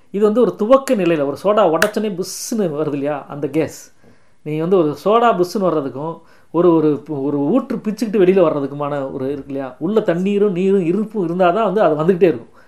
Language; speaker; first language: Tamil; native; Tamil